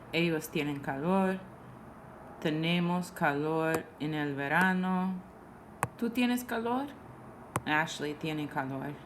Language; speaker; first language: Spanish; non-native, fluent; English